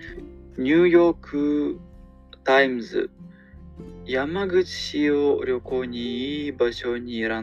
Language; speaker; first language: Japanese; non-native, learner; Ukrainian